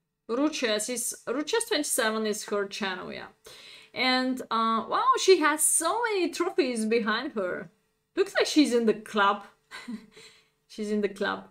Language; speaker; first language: English; non-native, fluent; Bulgarian